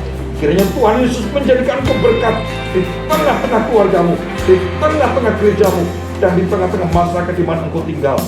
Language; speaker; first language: Indonesian; native; Indonesian